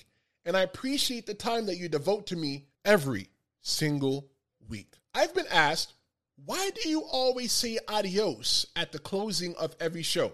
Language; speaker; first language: English; native; English